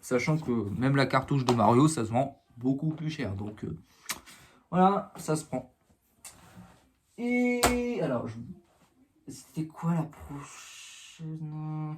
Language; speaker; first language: French; native; French